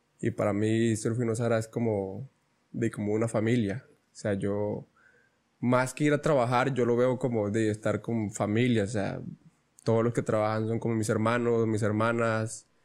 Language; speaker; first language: Spanish; native; Spanish